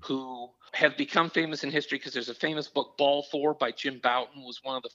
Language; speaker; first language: English; native; English